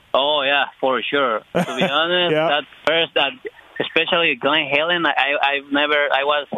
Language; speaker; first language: English; non-native, fluent; Spanish